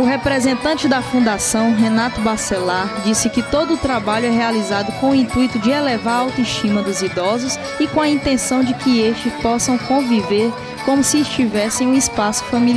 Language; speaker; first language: Portuguese; native; Portuguese